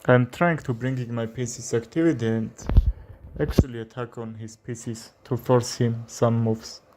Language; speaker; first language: English; non-native, learner; Armenian